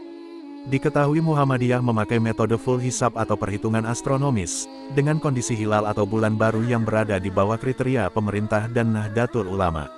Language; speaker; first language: Indonesian; native; Indonesian